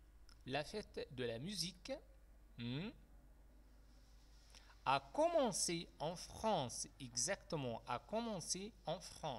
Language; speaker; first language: French; non-native, fluent; Arabic